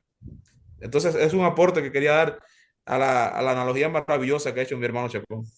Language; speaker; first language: Spanish; native; Spanish